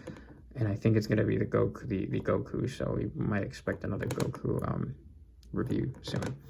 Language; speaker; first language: English; native; English